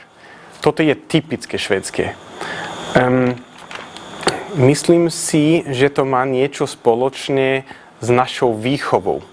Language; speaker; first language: Slovak; non-native, fluent; Swedish